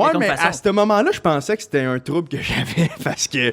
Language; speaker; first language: French; native; French